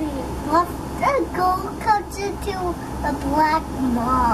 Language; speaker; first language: English; native; English